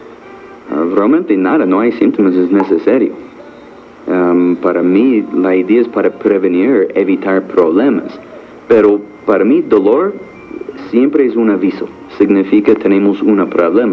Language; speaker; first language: Spanish; non-native, learner; English